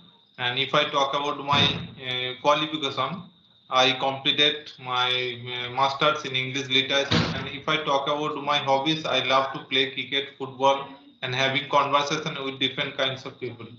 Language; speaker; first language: English; non-native, learner; Bangla